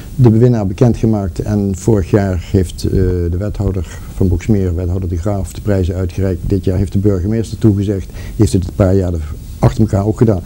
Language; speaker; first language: Dutch; native; Dutch